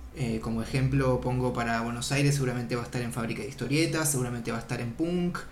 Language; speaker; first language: Spanish; native; Spanish